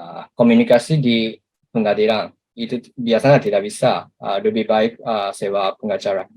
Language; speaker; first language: Indonesian; non-native, learner; Japanese